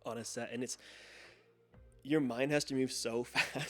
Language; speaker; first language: English; native; English